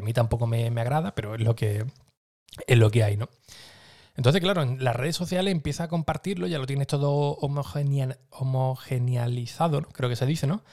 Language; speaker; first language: Spanish; native; Spanish